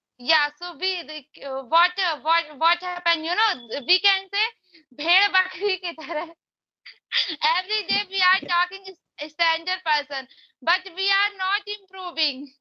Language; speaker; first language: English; non-native, learner; Hindi